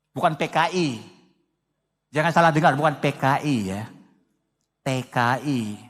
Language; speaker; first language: Indonesian; non-native, fluent; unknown